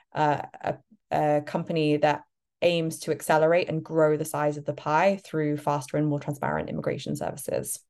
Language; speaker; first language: English; native; English